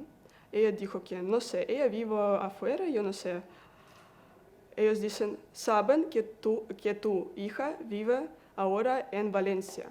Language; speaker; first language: Spanish; non-native, learner; Russian